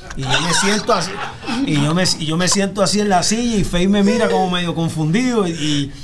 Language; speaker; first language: Spanish; early bilingual, heritage; Spanish